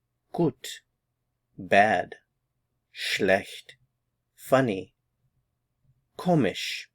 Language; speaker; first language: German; non-native, fluent; English